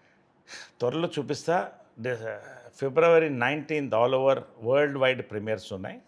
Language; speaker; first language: Telugu; native; Telugu